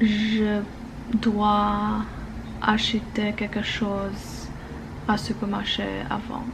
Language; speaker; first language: French; non-native, learner; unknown